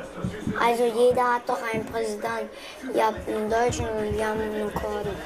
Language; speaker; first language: German; early bilingual, other home language; Kurdish